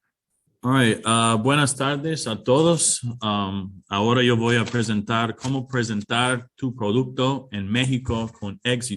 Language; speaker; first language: Spanish; non-native, fluent; English